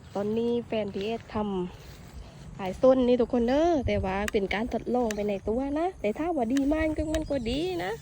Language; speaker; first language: Thai; non-native, local second language; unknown